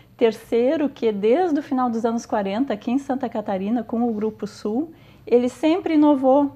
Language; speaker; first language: Portuguese; early bilingual, heritage; Portuguese